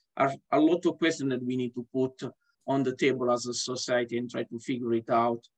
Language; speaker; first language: English; non-native, fluent; Italian